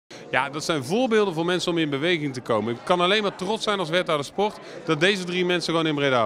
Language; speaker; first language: Dutch; native; Dutch